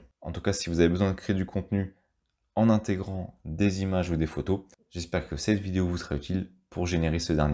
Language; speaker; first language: French; native; French